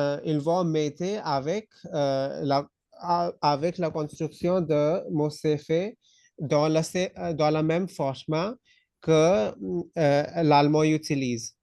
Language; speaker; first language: French; non-native, fluent; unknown